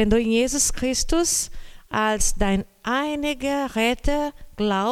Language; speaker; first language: German; non-native, learner; Portuguese